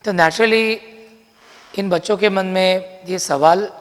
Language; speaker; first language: Hindi; non-native, local second language; Marathi